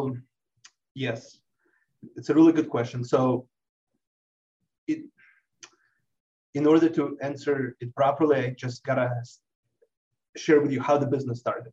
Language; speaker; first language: English; non-native, fluent; Russian